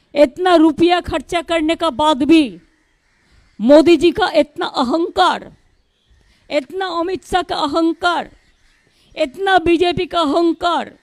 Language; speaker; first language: Hindi; non-native, local second language; Bangla